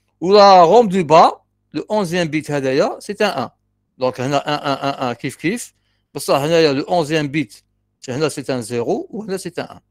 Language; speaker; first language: French; non-native, local second language; Arabic